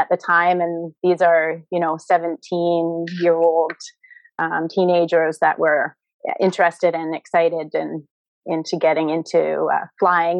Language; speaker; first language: English; native; English